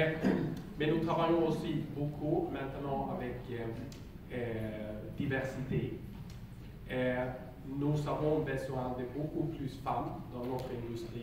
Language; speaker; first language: French; non-native, learner; Swedish